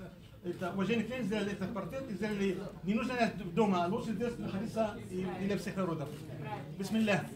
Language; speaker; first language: Russian; non-native, fluent; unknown